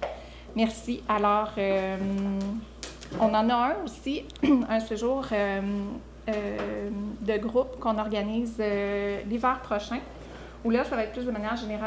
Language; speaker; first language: French; native; French